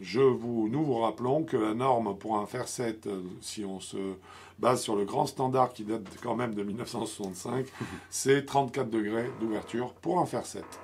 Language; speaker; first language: French; native; French